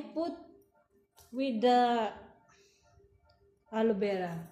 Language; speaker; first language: English; non-native, local second language; Filipino